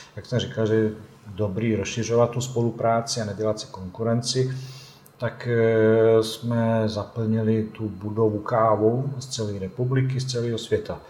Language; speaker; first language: Czech; non-native, fluent; Bosnian